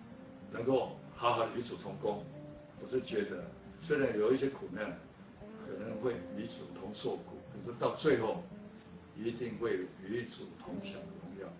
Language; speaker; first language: Chinese; native; Chinese